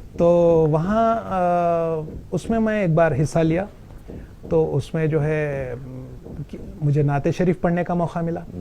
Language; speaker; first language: Hindi; non-native, local second language; Urdu